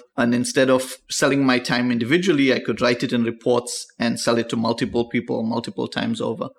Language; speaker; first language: English; native; English